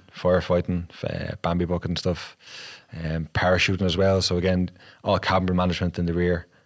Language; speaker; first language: English; native; English